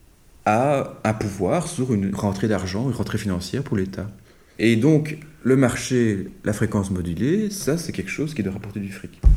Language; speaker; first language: French; native; French